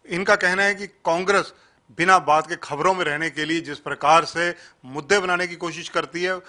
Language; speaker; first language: Hindi; native; Hindi